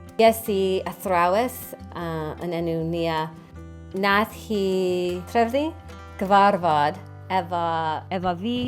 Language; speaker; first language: Welsh; non-native, learner; English